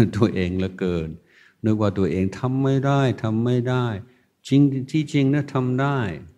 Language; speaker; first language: Thai; non-native, fluent; English